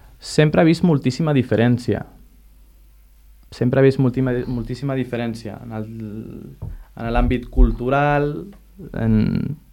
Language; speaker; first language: Catalan; early bilingual, other home language; Arabic